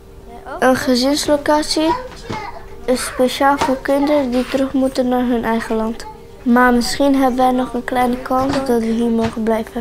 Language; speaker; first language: Dutch; early bilingual, other home language; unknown